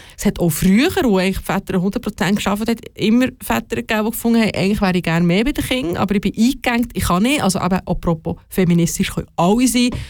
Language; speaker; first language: German; native; German